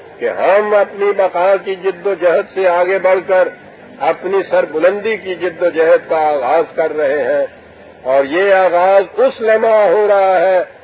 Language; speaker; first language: Urdu; native; Urdu